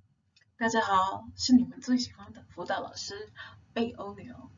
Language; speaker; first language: Chinese; non-native, fluent; English